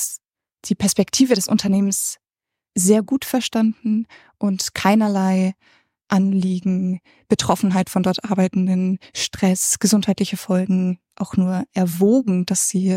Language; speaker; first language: German; native; German